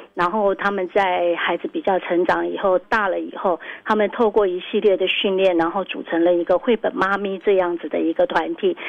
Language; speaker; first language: Chinese; native; Chinese